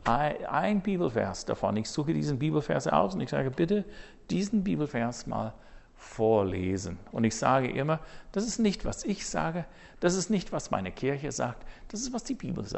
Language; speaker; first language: German; non-native, fluent; English